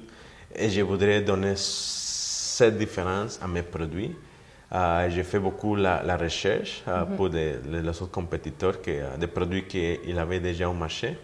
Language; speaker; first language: French; non-native, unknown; Spanish